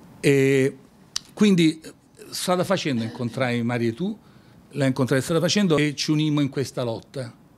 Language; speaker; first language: Italian; native; Italian